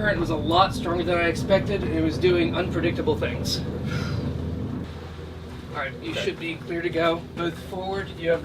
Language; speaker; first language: English; native; English